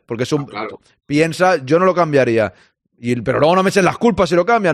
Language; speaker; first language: Spanish; native; Spanish